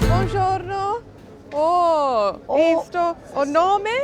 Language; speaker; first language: Italian; non-native, learner; English